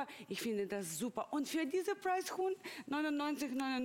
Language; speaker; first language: German; non-native, fluent; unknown